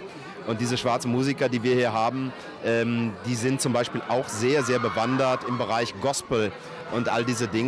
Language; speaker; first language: German; native; German